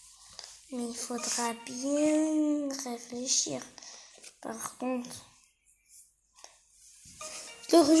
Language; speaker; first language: French; native; French